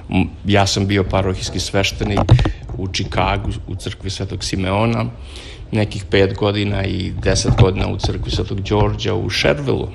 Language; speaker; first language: Serbian; native; Serbian